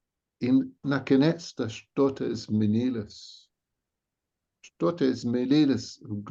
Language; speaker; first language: Russian; non-native, fluent; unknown